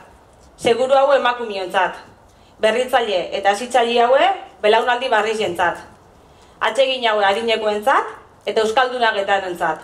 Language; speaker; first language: Basque; native; Basque